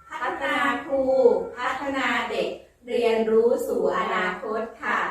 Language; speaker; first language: Thai; native; Thai